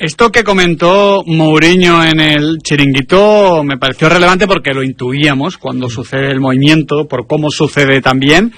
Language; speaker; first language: Spanish; native; Spanish